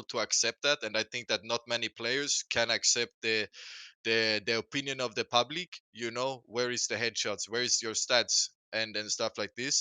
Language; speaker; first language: English; non-native, fluent; Swedish